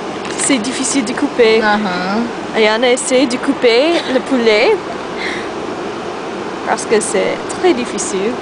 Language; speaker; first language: French; non-native, learner; English